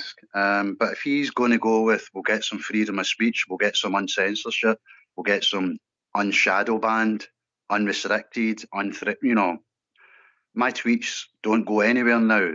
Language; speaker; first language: English; native; English